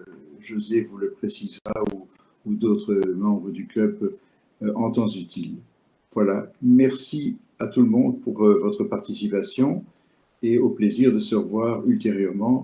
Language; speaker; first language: French; native; French